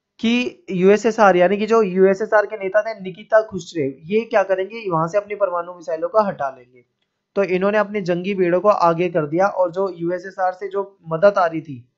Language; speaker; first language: Hindi; native; Hindi